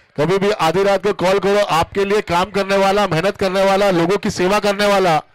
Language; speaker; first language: Hindi; non-native, local second language; Marathi